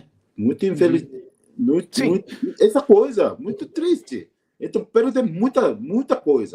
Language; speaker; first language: Portuguese; non-native, learner; Korean